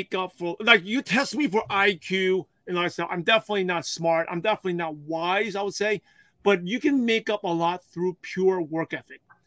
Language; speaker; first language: English; early bilingual, other home language; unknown